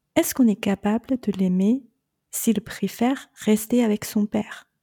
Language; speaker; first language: French; non-native, fluent; Chinese